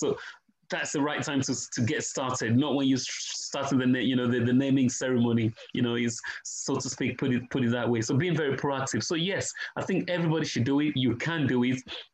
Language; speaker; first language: English; non-native, local second language; Yoruba